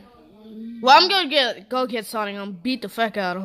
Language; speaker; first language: English; native; English